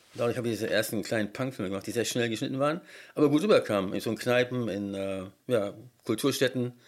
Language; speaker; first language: German; early bilingual, heritage; German